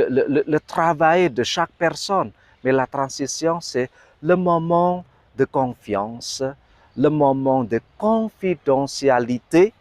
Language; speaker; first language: French; non-native, fluent; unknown